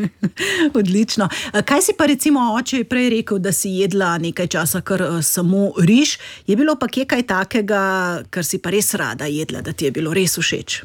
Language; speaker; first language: Slovenian; native; Slovenian